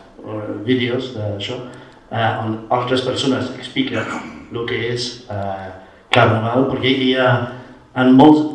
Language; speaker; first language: Catalan; non-native, fluent; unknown